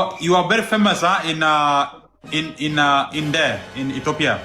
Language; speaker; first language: English; non-native, learner; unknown